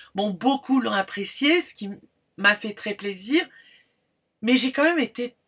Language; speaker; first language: French; native; French